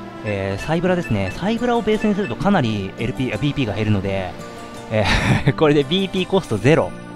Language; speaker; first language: Japanese; native; Japanese